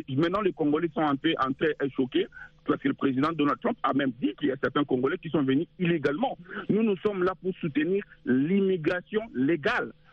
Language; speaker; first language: French; non-native, local second language; Lingala